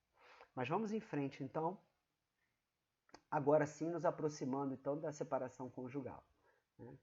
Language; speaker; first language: Portuguese; native; Portuguese